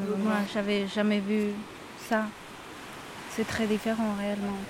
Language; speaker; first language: French; non-native, learner; Spanish